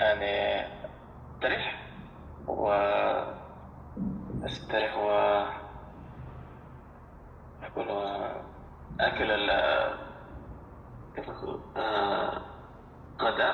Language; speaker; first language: Arabic; non-native, learner; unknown